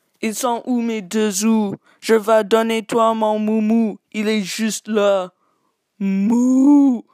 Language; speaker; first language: French; non-native, learner; English